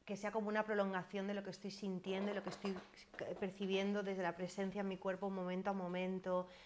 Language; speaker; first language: Spanish; native; Spanish